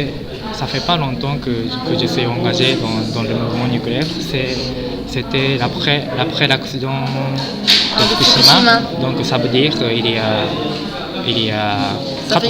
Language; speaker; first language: French; non-native, fluent; Japanese